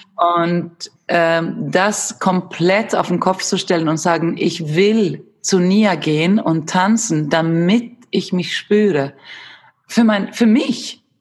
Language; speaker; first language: German; non-native, fluent; Swedish